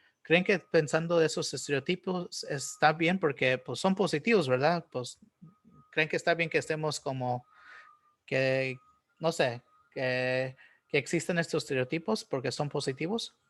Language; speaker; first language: Spanish; early bilingual, heritage; Spanish